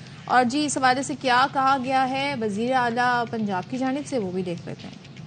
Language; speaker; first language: Urdu; native; Urdu